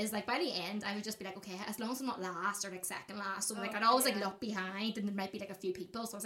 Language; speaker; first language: English; native; English